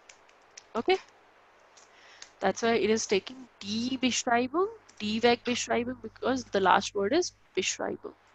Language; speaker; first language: German; non-native, local second language; Hindi